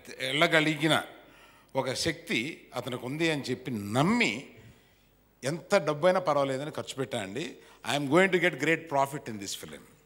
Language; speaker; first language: Telugu; native; Telugu